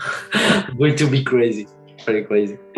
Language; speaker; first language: English; non-native, learner; Spanish